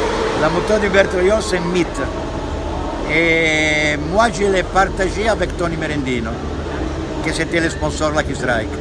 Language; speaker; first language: French; non-native, fluent; Italian